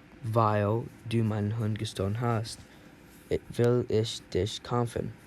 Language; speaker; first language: German; non-native, learner; English